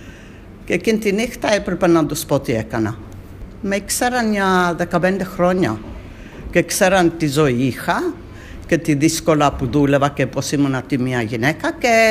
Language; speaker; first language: Greek; early bilingual, heritage; Greek